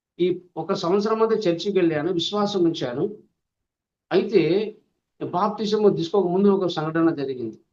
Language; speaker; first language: Telugu; non-native, local second language; Lambadi